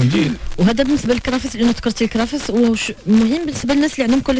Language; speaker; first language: Arabic; native; Arabic